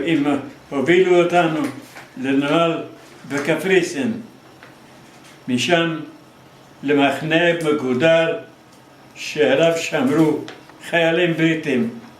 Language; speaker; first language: Hebrew; non-native, fluent; Hungarian